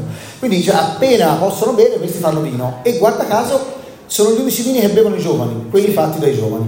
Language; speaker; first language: Italian; native; Italian